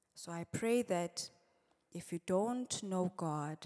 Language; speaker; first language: English; non-native, local second language; Swati